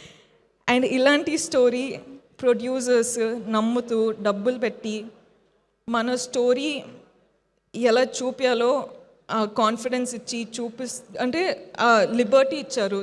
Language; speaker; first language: Telugu; non-native, fluent; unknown